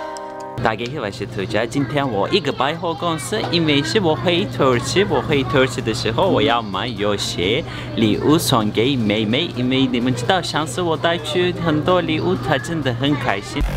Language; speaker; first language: Chinese; non-native, learner; Turkish